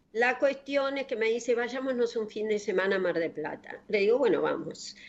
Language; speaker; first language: Spanish; native; Spanish